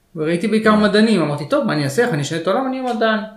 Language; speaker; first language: Hebrew; early bilingual, other home language; Russian